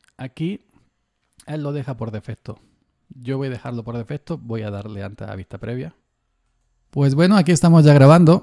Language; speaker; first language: Spanish; native; Spanish